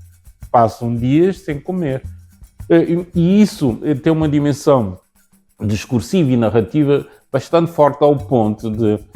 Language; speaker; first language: Portuguese; non-native, local second language; Kabuverdianu